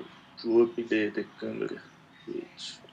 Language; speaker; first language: English; non-native, learner; Portuguese